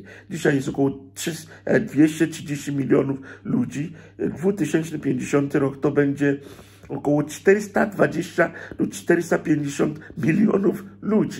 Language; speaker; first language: Polish; non-native, fluent; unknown